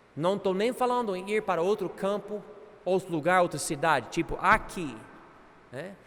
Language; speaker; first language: Portuguese; non-native, fluent; English